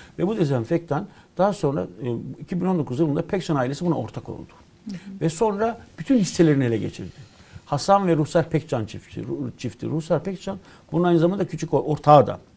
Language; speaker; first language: Turkish; native; Turkish